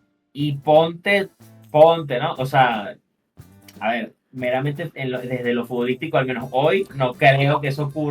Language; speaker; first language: Spanish; native; Spanish